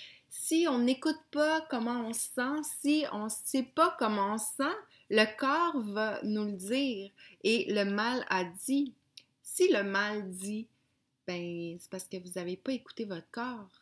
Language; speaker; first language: French; native; French